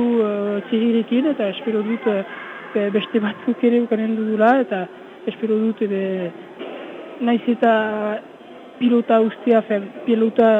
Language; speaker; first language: Basque; native; Basque